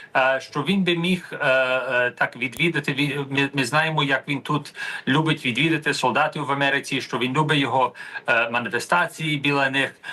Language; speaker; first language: Ukrainian; early bilingual, heritage; Ukrainian